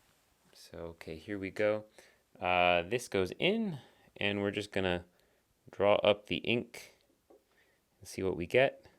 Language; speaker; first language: English; native; English